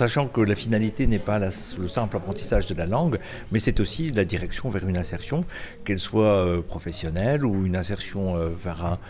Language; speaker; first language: French; native; French